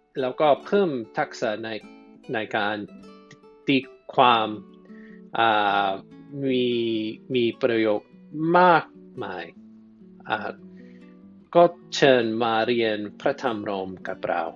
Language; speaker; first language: Thai; non-native, fluent; English